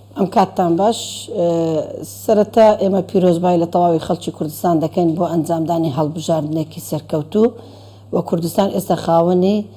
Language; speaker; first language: Central Kurdish; non-native, local second language; Azerbaijani